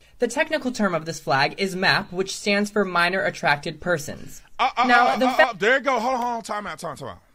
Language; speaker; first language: English; native; English